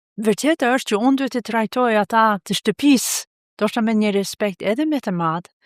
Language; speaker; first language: Albanian; non-native, fluent; Norwegian